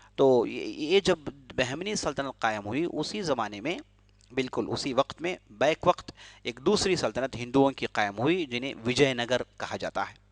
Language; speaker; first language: Urdu; native; Urdu